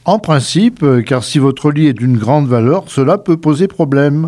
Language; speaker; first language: French; native; French